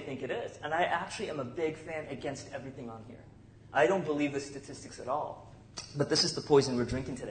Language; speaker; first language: English; non-native, local second language; Tamil